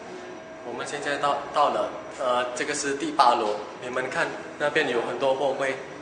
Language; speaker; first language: Chinese; non-native, learner; Indonesian